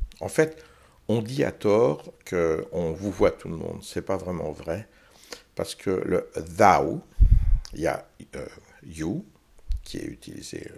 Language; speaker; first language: French; early bilingual, heritage; French